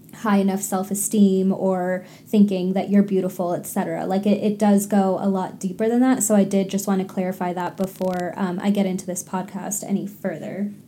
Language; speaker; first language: English; native; English